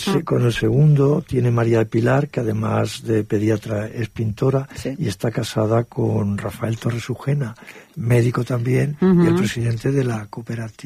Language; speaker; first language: Spanish; native; Spanish